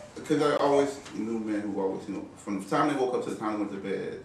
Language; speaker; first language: English; native; English